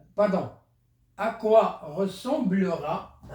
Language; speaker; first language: French; non-native, local second language; Arabic